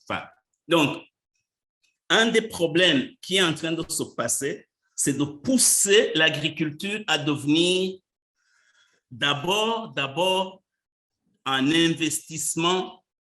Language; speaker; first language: French; non-native, local second language; Rundi